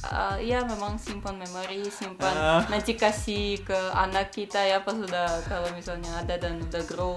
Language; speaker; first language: Indonesian; non-native, fluent; Russian